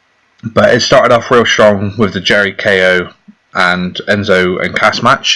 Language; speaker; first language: English; native; English